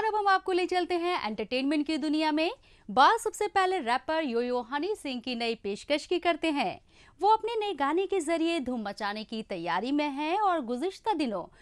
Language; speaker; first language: Hindi; non-native, local second language; Kashmiri